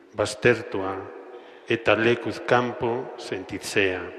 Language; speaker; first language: Spanish; native; Spanish